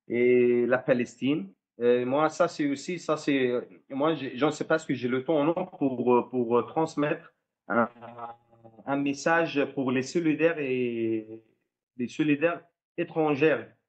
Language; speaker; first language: French; non-native, fluent; Arabic